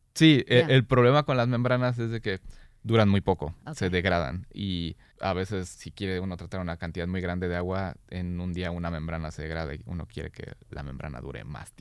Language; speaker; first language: Spanish; native; Spanish